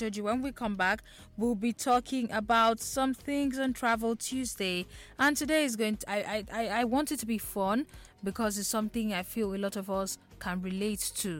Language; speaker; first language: English; non-native, local second language; Igbo